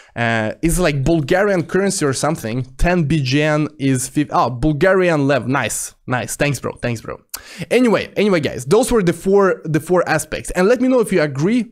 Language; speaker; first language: English; non-native, fluent; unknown